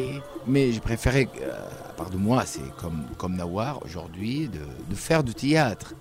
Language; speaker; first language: French; non-native, learner; Arabic